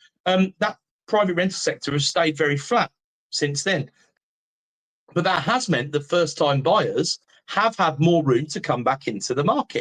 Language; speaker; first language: English; native; English